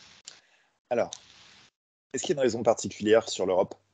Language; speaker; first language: French; native; French